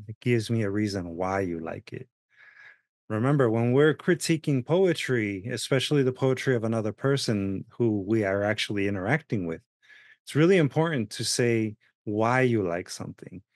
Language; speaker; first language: English; early bilingual, other home language; Spanish